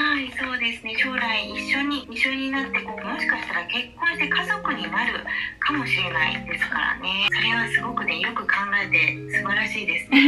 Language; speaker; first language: Japanese; native; Japanese